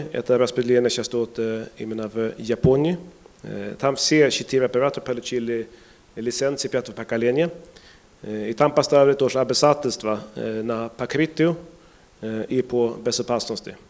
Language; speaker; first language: Russian; non-native, fluent; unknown